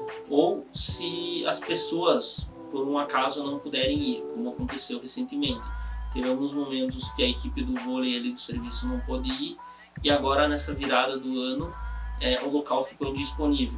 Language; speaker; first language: Portuguese; native; Portuguese